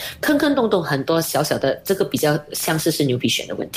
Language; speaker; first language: Chinese; native; Chinese